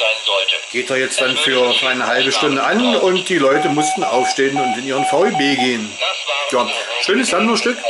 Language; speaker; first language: German; native; German